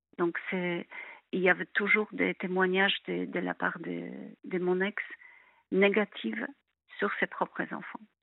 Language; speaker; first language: French; non-native, fluent; Polish